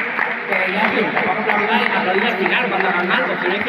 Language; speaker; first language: Spanish; native; Spanish